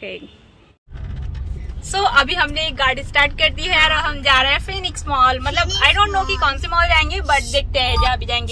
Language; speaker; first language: Hindi; native; Hindi